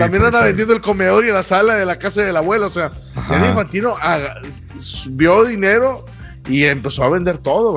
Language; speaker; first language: Spanish; native; Spanish